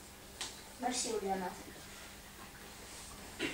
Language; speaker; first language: French; non-native, learner; Russian